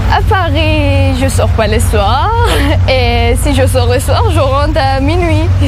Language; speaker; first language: French; non-native, learner; Persian